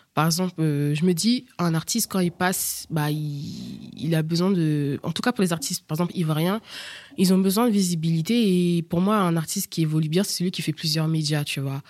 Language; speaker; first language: French; early bilingual, other home language; Bambara